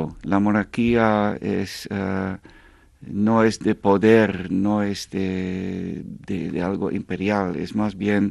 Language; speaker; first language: Spanish; non-native, fluent; Dutch